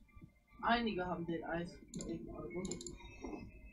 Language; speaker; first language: German; native; German